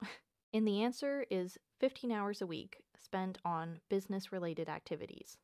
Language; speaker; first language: English; native; English